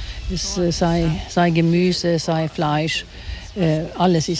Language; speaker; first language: German; non-native, fluent; Swedish